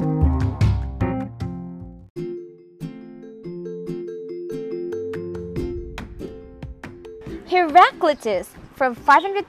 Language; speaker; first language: English; non-native, local second language; Cebuano